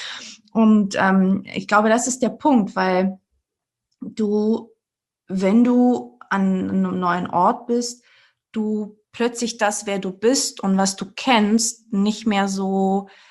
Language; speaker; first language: German; early bilingual, other home language; Portuguese